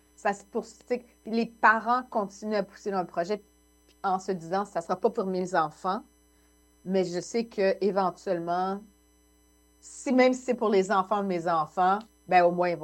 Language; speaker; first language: French; native; French